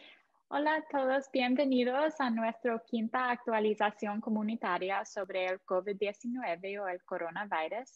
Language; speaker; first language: Spanish; non-native, fluent; English